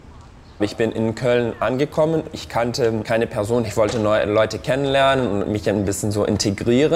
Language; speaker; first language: German; non-native, fluent; Portuguese